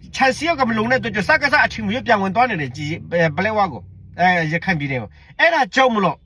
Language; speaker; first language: Burmese; non-native, local second language; Hakha Chin